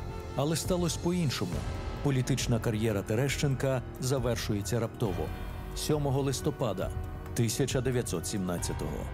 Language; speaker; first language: Ukrainian; native; Ukrainian